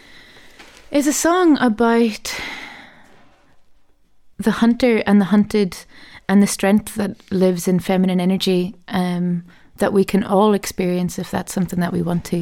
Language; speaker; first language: English; native; English